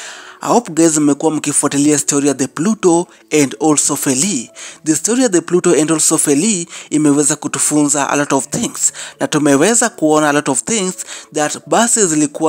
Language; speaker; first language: Swahili; non-native, local second language; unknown